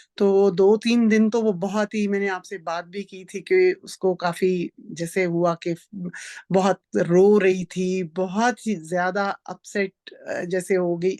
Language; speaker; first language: Hindi; non-native, local second language; Punjabi